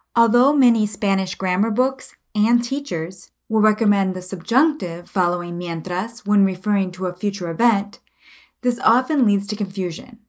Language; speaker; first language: English; native; English